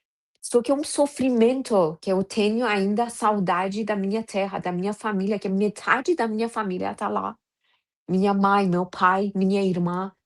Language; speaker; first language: Portuguese; non-native, fluent; Persian